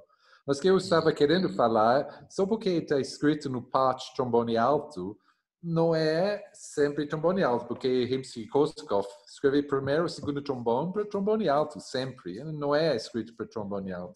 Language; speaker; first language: Portuguese; non-native, learner; English